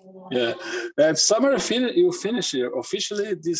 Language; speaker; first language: English; non-native, learner; Portuguese